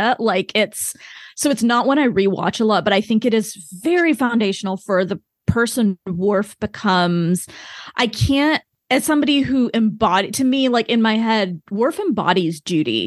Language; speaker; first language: English; native; English